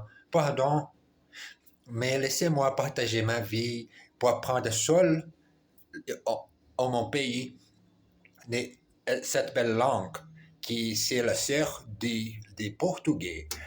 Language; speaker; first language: French; non-native, learner; Portuguese